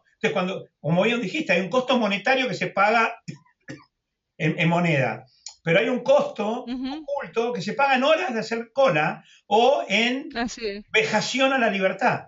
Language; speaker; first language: Spanish; native; Spanish